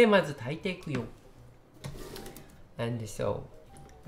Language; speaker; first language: Japanese; native; Japanese